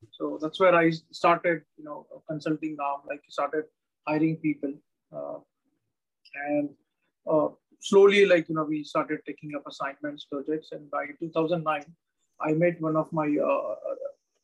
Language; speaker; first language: English; non-native, local second language; Marathi